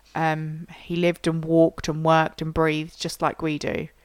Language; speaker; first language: English; native; English